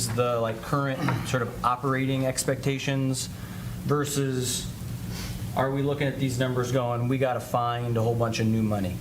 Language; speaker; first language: English; native; English